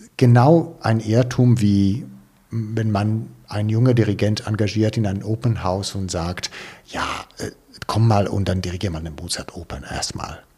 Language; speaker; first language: German; non-native, fluent; Italian